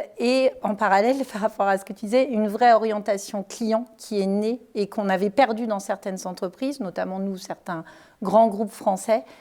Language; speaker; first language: French; native; French